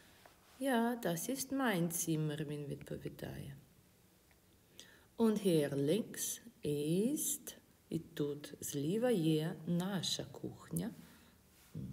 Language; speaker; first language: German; non-native, fluent; Ukrainian